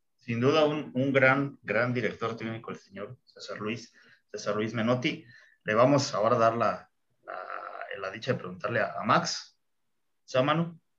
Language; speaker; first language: Spanish; native; Spanish